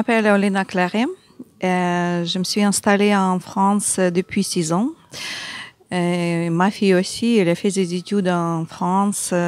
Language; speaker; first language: French; non-native, learner; Ukrainian